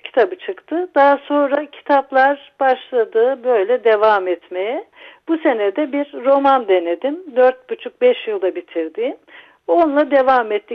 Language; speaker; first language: Turkish; native; Turkish